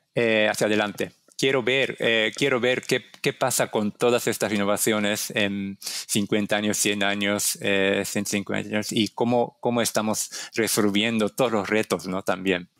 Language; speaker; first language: Spanish; non-native, fluent; Japanese